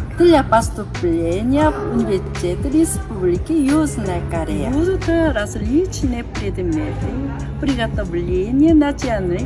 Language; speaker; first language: Russian; non-native, fluent; Korean